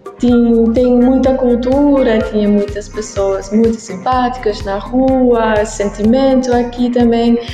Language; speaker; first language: Portuguese; non-native, learner; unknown